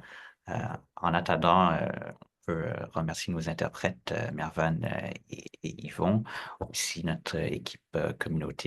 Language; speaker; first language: French; native; French